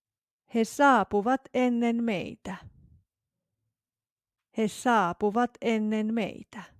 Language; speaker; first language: Finnish; non-native, fluent; English